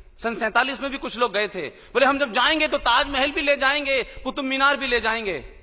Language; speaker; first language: Hindi; native; Hindi